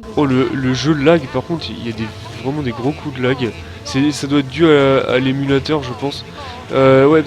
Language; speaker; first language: French; native; French